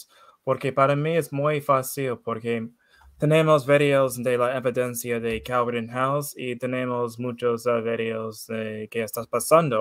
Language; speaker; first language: Spanish; non-native, learner; English